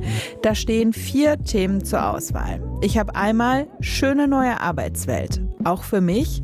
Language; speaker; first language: German; native; German